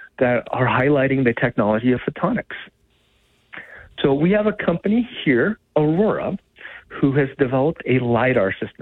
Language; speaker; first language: English; native; English